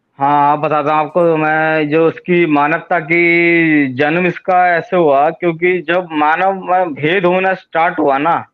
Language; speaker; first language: Hindi; native; Hindi